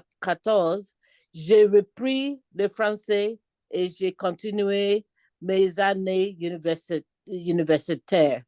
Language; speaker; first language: French; non-native, learner; Akan